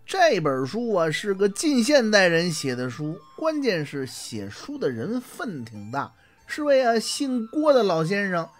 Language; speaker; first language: Chinese; native; Chinese